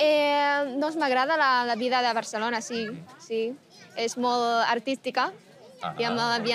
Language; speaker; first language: Catalan; non-native, learner; Chinese